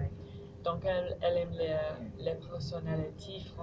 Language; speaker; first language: French; non-native, learner; English